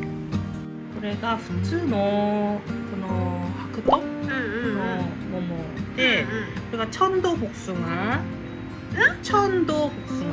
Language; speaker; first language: Japanese; non-native, fluent; Korean